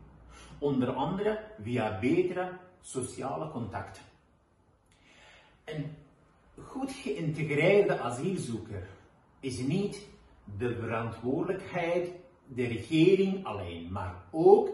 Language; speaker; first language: Dutch; non-native, fluent; Kurdish